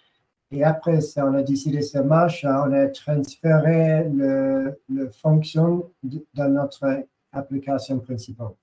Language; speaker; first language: French; non-native, learner; English